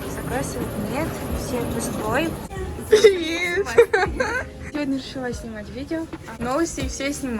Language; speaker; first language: Russian; non-native, learner; Mongolian